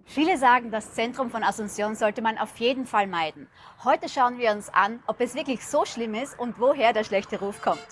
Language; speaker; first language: German; native; German